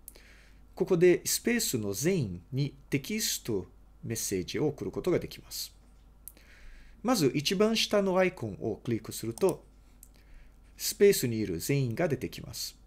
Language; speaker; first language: Japanese; non-native, fluent; Portuguese